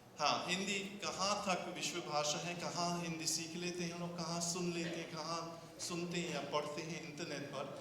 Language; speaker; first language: Hindi; non-native, fluent; German